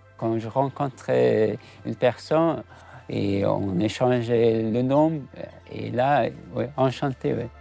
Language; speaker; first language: French; non-native, fluent; Persian